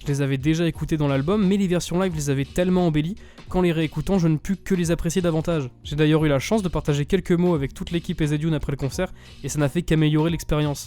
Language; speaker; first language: French; native; French